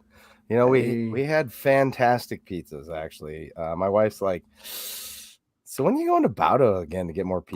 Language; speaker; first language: English; native; English